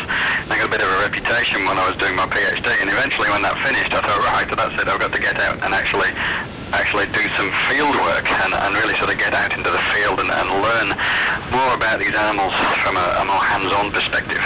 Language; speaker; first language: English; native; English